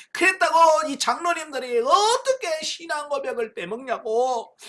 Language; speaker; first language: Korean; native; Korean